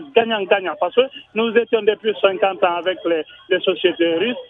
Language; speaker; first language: French; non-native, local second language; Susu